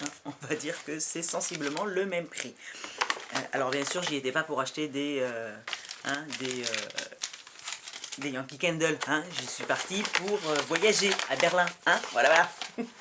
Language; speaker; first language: French; native; French